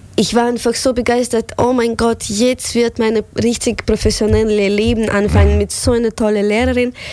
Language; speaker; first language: German; non-native, fluent; Russian